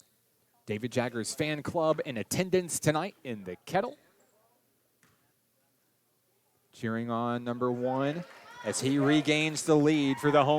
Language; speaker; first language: English; native; English